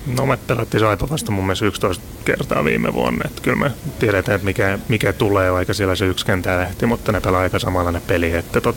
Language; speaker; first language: Finnish; non-native, learner; Hungarian